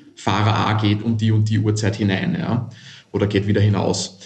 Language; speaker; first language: German; native; German